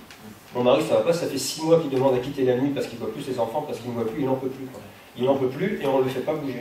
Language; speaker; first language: French; native; French